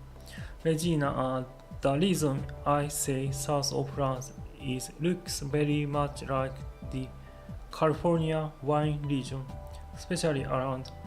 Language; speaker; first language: English; non-native, learner; Japanese